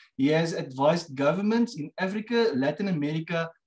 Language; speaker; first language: English; non-native, local second language; Afrikaans